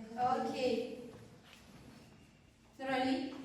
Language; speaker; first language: English; non-native, learner; Kazakh